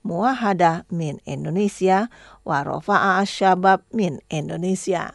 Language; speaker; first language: Arabic; non-native, fluent; Indonesian